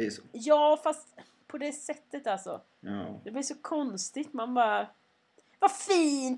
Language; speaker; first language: Swedish; native; Swedish